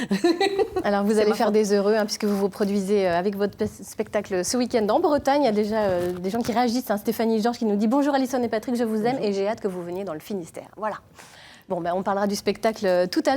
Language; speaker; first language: French; native; French